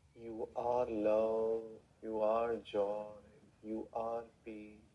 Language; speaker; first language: English; non-native, local second language; Gujarati